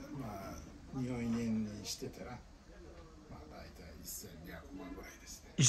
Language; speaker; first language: Japanese; non-native, fluent; Turkish